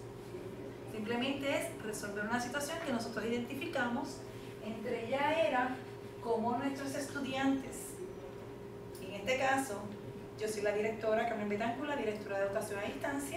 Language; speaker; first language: Spanish; native; Spanish